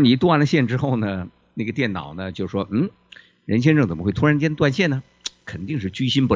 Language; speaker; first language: Chinese; native; Chinese